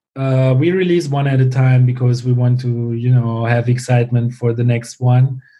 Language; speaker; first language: English; non-native, fluent; German